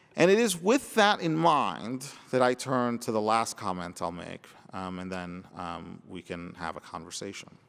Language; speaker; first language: English; early bilingual, other home language; Spanish